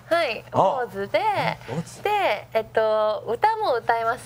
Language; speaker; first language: Japanese; non-native, learner; Chinese